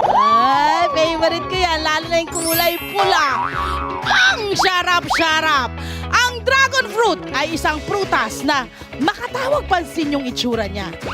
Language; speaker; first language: Filipino; native; Filipino